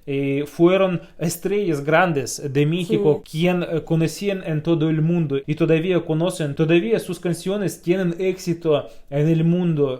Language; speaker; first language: Spanish; non-native, fluent; Russian